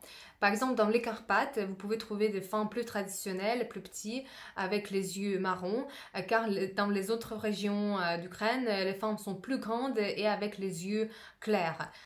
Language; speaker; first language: French; non-native, fluent; Russian